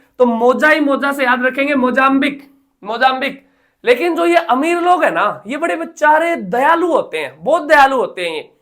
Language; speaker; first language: Hindi; native; Hindi